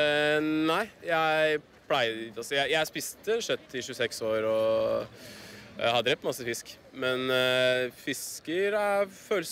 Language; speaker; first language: Norwegian; native; Norwegian